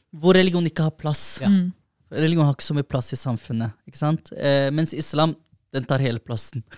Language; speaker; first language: Norwegian; early bilingual, other home language; Somali